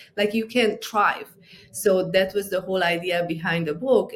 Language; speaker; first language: English; non-native, fluent; Romanian